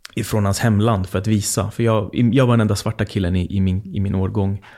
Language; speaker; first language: Swedish; native; Swedish